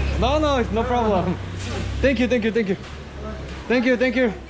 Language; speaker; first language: English; non-native, learner; Korean